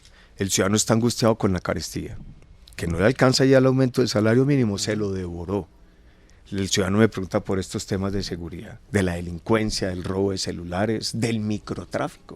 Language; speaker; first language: Spanish; native; Spanish